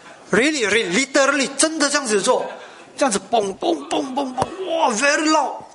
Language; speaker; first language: English; non-native, local second language; Chinese